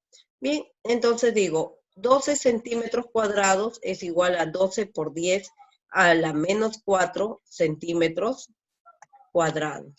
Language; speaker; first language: Spanish; native; Spanish